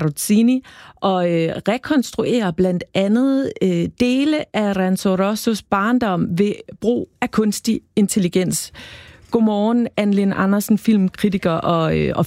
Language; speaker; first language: Danish; native; Danish